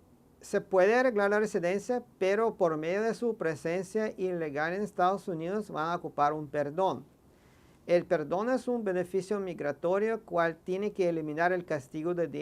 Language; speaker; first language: Spanish; non-native, fluent; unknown